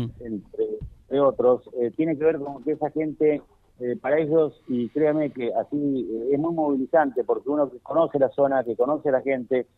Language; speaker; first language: Spanish; native; Spanish